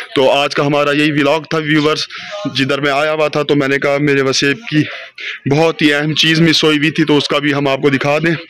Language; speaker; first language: Urdu; non-native, local second language; Saraiki